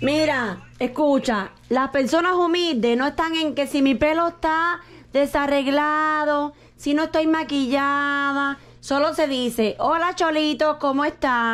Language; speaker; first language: Spanish; native; Spanish